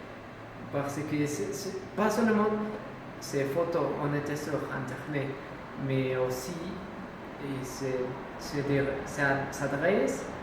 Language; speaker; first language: French; non-native, learner; Spanish